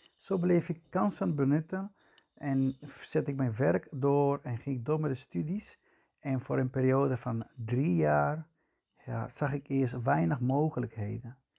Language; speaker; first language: Dutch; non-native, fluent; Spanish